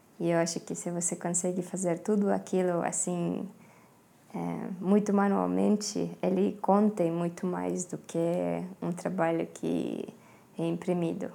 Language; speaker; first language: Portuguese; non-native, fluent; Estonian